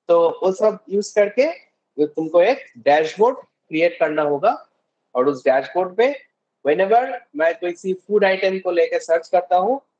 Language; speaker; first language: Hindi; non-native, local second language; Bangla